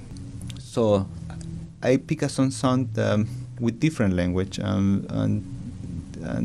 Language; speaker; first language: English; non-native, learner; Spanish